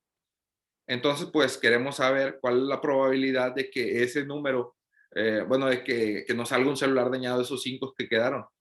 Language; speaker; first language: Spanish; native; Spanish